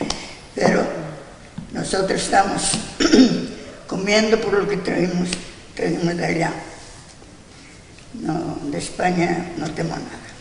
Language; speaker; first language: Spanish; non-native, local second language; Galician